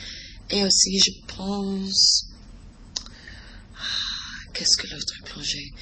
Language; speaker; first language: French; non-native, learner; English